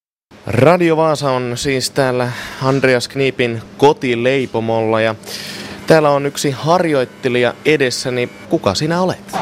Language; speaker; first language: Finnish; non-native, local second language; Swedish